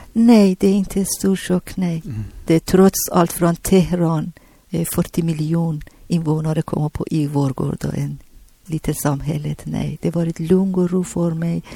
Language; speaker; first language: Swedish; non-native, learner; Persian